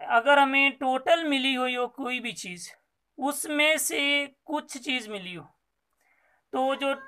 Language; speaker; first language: Urdu; non-native, local second language; Sindhi